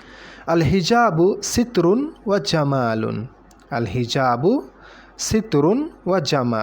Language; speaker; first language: Arabic; non-native, fluent; Bangla